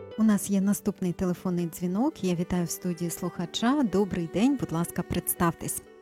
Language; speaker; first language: Ukrainian; native; Ukrainian